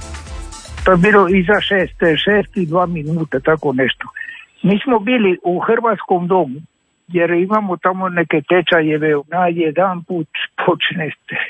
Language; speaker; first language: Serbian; early bilingual, heritage; Croatian